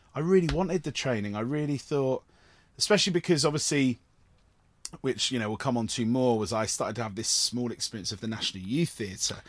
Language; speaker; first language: English; native; English